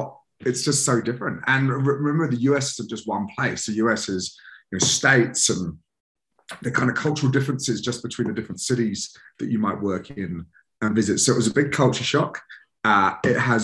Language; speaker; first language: English; native; English